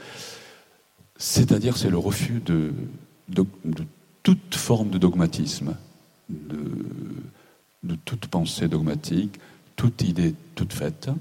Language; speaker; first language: French; non-native, fluent; Japanese